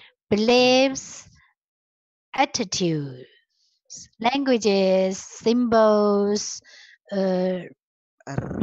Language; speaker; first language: English; non-native, learner; Chinese